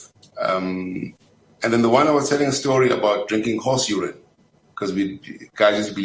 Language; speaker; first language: English; non-native, local second language; Zulu